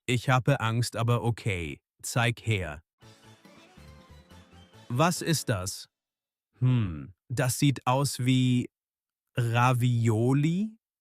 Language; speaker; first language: German; non-native, fluent; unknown